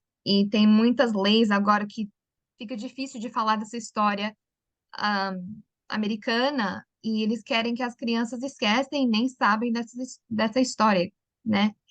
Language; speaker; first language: Portuguese; early bilingual, heritage; Portuguese